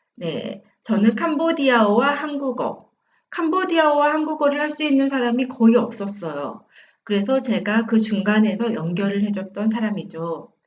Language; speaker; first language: Korean; native; Korean